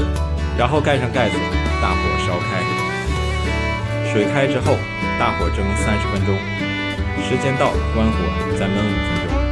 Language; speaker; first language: Chinese; native; Chinese